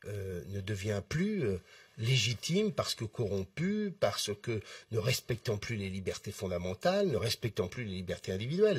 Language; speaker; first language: French; native; French